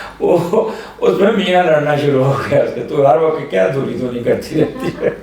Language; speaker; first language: Urdu; native; Urdu